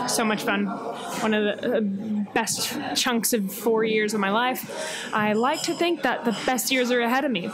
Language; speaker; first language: English; native; English